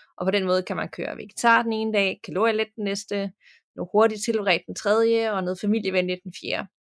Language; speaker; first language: Danish; native; Danish